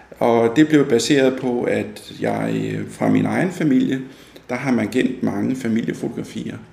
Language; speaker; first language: Danish; native; Danish